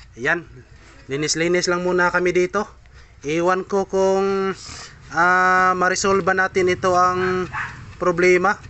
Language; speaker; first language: Filipino; non-native, local second language; Cebuano